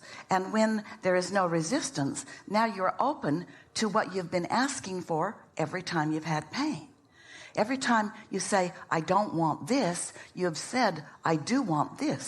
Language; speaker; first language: English; native; English